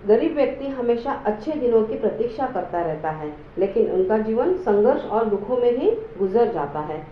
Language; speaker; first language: Hindi; non-native, local second language; Marathi